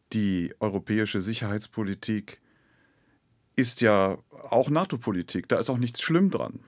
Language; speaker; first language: German; native; German